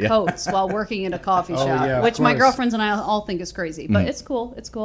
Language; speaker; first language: English; native; English